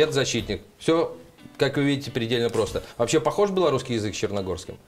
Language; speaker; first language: Russian; native; Russian